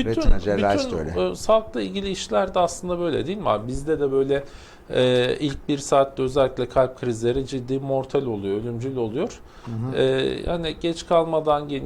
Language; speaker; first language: Turkish; native; Turkish